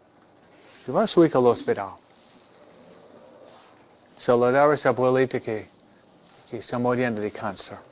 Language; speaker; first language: Spanish; non-native, fluent; English